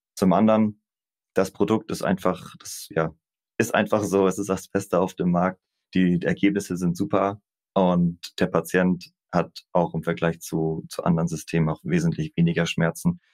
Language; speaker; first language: German; native; German